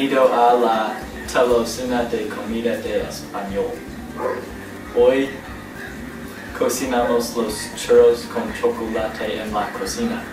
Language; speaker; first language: Spanish; non-native, learner; English